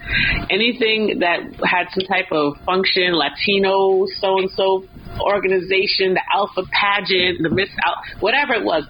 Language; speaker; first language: English; native; English